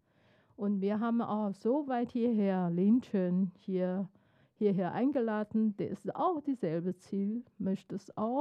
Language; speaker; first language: German; non-native, fluent; Chinese